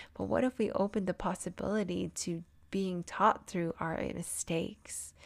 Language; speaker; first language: English; native; English